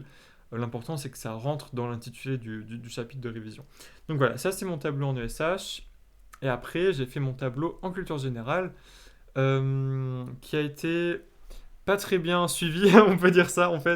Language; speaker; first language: French; native; French